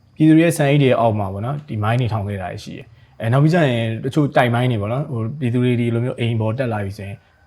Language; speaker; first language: Burmese; native; Burmese